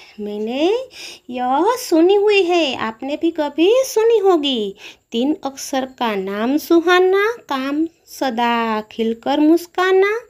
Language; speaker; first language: Hindi; non-native, local second language; Gujarati